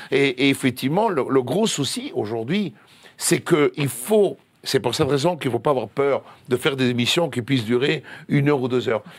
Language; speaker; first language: French; non-native, fluent; Italian